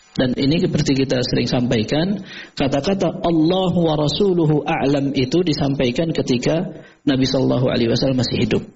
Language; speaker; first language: Indonesian; native; Indonesian